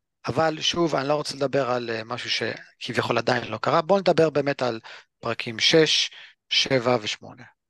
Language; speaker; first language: Hebrew; early bilingual, other home language; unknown